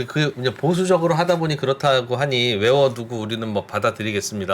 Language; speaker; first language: Korean; native; Korean